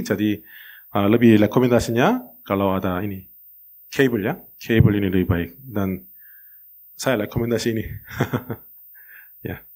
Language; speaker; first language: Indonesian; non-native, learner; Korean